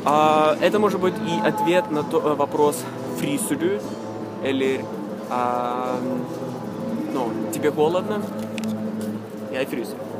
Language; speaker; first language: Russian; non-native, fluent; Norwegian